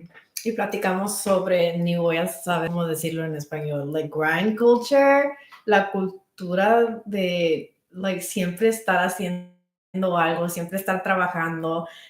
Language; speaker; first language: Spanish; early bilingual, heritage; Spanish